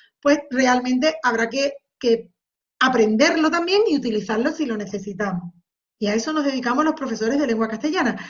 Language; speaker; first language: Spanish; native; Spanish